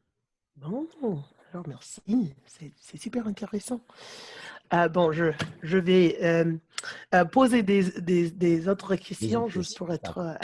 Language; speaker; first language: French; non-native, learner; English